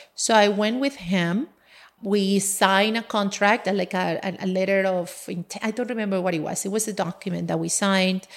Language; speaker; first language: English; non-native, fluent; Spanish